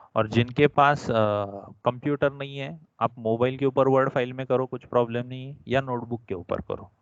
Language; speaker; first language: Hindi; non-native, local second language; Marathi